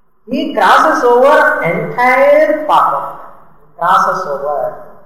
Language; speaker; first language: English; non-native, local second language; Tamil